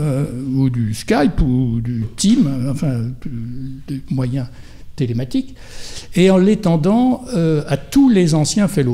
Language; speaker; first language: French; native; French